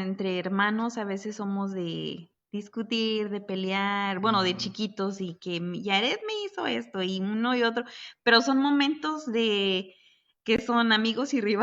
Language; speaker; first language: Spanish; native; Spanish